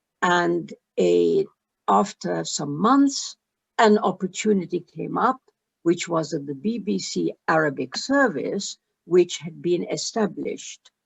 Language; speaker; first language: English; early bilingual, other home language; Arabic